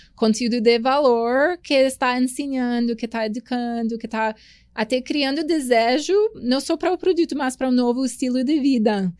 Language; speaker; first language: Portuguese; non-native, fluent; English